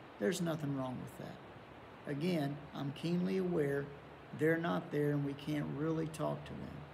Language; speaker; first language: English; native; English